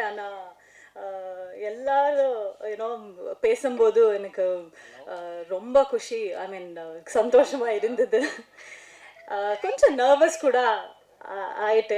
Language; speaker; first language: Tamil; non-native, learner; Kannada